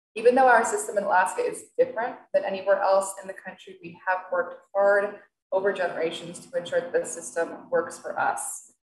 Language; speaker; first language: English; native; English